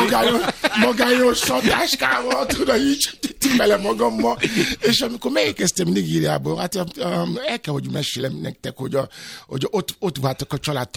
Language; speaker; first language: Hungarian; non-native, fluent; Yoruba